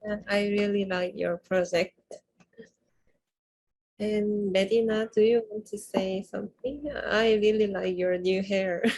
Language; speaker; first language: English; non-native, fluent; Korean